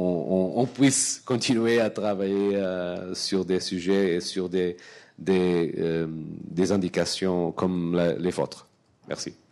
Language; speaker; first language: French; non-native, fluent; Portuguese